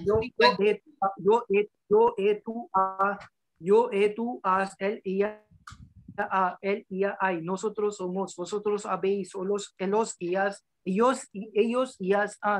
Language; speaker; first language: Spanish; non-native, learner; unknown